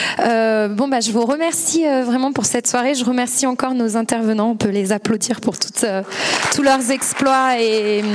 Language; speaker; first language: French; native; French